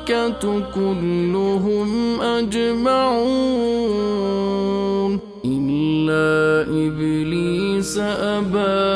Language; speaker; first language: Arabic; native; Arabic